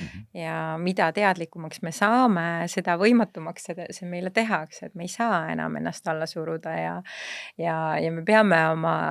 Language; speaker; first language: Estonian; native; Estonian